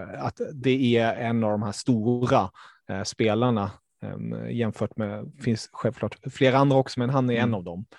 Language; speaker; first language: Swedish; early bilingual, other home language; German